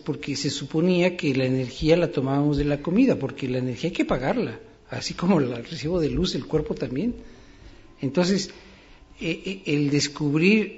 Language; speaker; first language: Spanish; native; Spanish